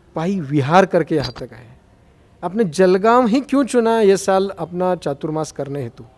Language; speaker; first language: Hindi; non-native, local second language; Marathi